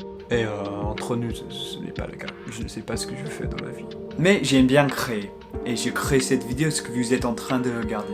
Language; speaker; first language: French; non-native, fluent; English